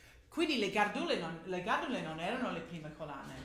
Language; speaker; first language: Italian; non-native, fluent; English